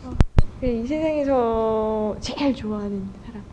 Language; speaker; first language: Korean; native; Korean